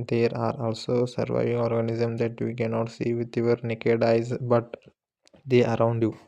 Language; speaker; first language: English; non-native, local second language; Kannada